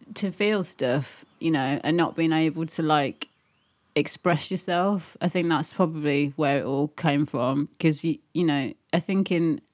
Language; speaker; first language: English; native; English